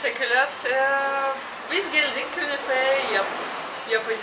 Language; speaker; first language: Turkish; non-native, learner; Russian